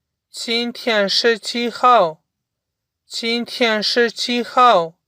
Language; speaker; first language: Chinese; non-native, fluent; Urdu